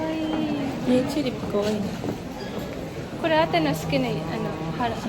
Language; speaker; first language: Japanese; non-native, local second language; Filipino